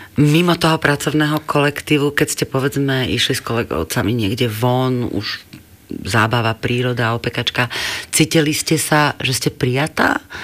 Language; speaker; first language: Slovak; native; Slovak